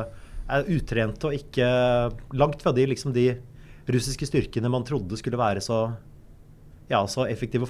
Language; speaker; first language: Norwegian; native; Norwegian